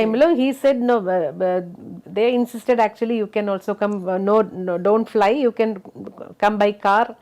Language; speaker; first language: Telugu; non-native, local second language; Malayalam